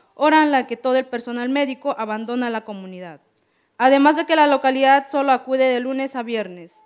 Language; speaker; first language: Spanish; non-native, local second language; Tzeltal